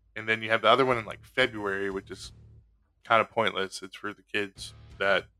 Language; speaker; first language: English; native; English